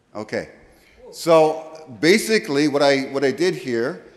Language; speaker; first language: English; native; English